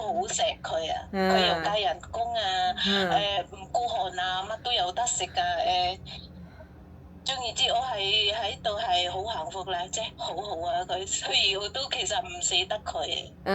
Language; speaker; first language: Cantonese; non-native, fluent; Javanese